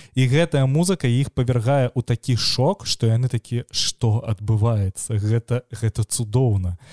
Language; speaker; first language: Belarusian; non-native, local second language; Russian